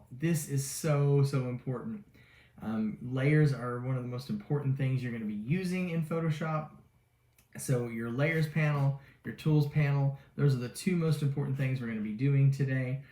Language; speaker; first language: English; native; English